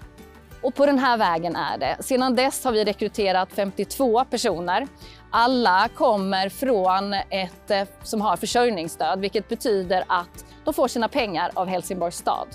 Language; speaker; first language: Swedish; native; Swedish